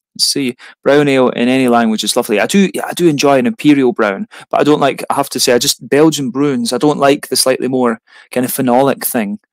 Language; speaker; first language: English; native; English